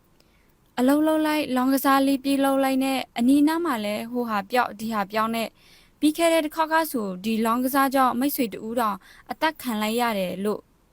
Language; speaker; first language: Burmese; non-native, local second language; Shan